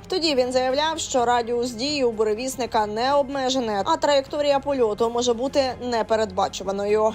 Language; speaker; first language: Ukrainian; native; Ukrainian